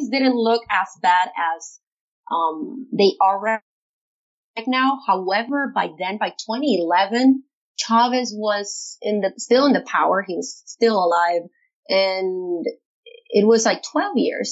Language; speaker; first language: English; non-native, fluent; Spanish